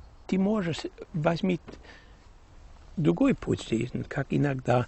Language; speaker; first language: Russian; early bilingual, heritage; Russian